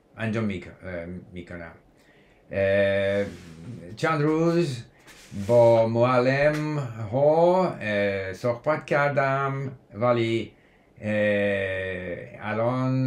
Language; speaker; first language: Persian; non-native, learner; English